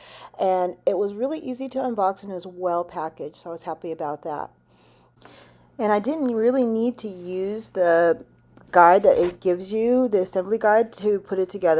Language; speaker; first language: English; native; English